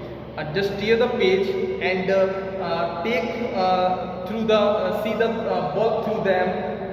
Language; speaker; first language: English; non-native, local second language; Hindi